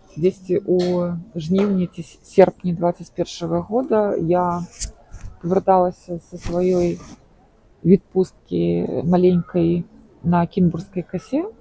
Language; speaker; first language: Belarusian; native; Belarusian